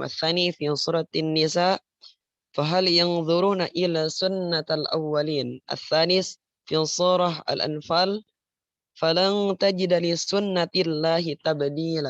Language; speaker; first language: Arabic; non-native, learner; Indonesian